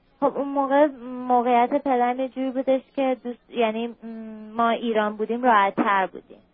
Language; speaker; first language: Persian; native; Persian